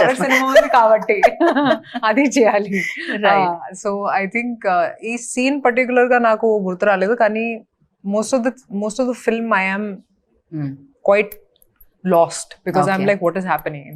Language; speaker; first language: Telugu; non-native, fluent; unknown